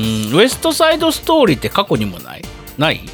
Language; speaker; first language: Japanese; native; Japanese